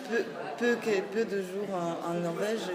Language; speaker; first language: French; non-native, fluent; Russian